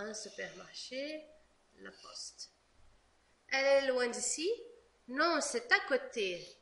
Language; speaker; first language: French; non-native, fluent; Portuguese